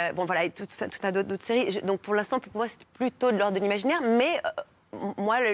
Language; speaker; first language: French; native; French